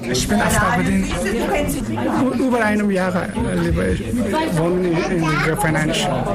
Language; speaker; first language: German; non-native, learner; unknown